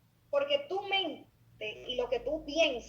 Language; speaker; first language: Spanish; native; Spanish